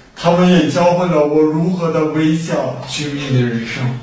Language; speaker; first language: Chinese; native; Chinese